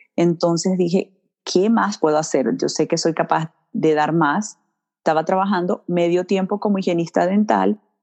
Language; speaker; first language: Spanish; native; Spanish